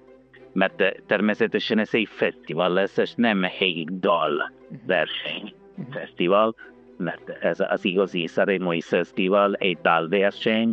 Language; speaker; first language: Hungarian; non-native, fluent; Italian